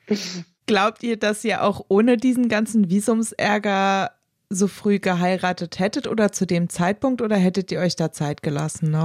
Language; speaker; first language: German; native; German